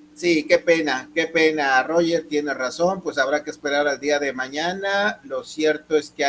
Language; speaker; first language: Spanish; native; Spanish